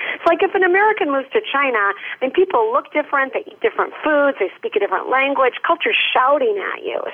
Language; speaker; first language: English; native; English